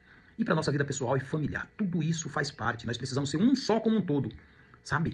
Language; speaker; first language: Portuguese; native; Portuguese